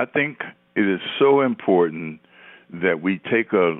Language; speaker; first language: English; native; English